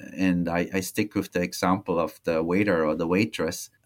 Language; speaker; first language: English; non-native, fluent; German